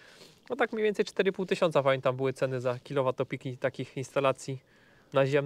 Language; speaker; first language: Polish; native; Polish